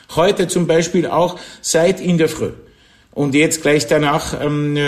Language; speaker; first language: German; non-native, fluent; Polish